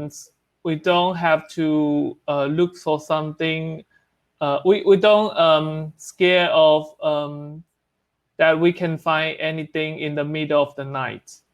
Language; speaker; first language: English; non-native, learner; Chinese